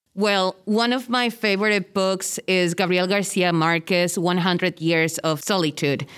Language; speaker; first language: English; non-native, fluent; Spanish